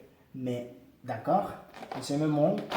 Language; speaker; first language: French; non-native, learner; Spanish